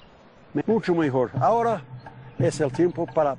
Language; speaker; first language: Spanish; non-native, learner; English